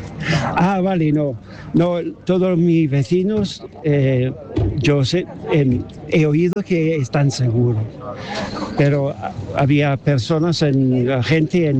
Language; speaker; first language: Spanish; non-native, learner; English